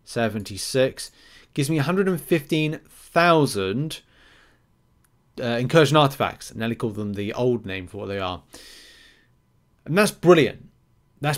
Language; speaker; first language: English; native; English